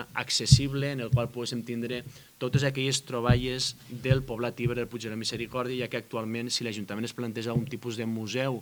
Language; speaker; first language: Catalan; native; Catalan